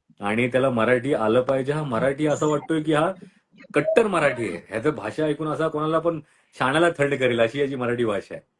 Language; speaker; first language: Marathi; native; Marathi